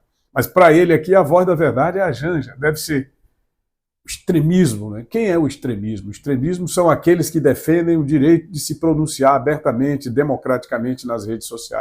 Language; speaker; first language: Portuguese; native; Portuguese